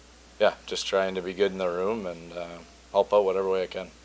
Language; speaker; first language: English; native; English